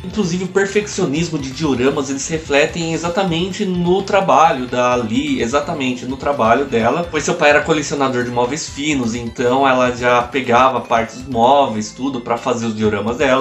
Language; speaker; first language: Portuguese; native; Portuguese